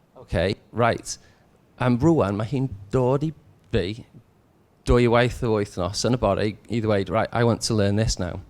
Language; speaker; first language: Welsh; non-native, local second language; English